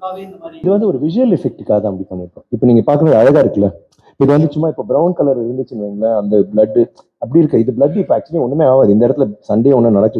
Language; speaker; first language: Tamil; native; Tamil